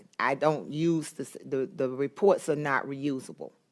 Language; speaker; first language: English; native; English